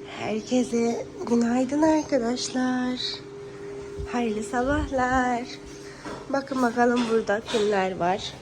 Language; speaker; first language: Turkish; non-native, fluent; Urdu